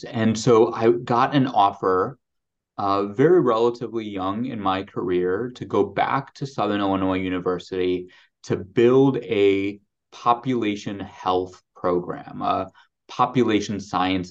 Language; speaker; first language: English; native; English